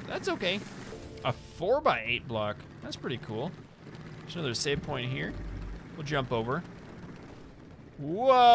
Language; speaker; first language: English; native; English